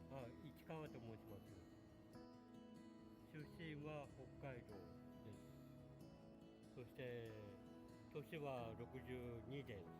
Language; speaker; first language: Japanese; native; Japanese